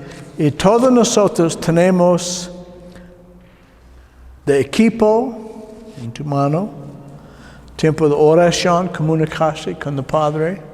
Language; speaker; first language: Spanish; non-native, learner; English